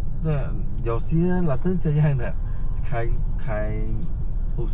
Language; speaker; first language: Chinese; non-native, learner; Vietnamese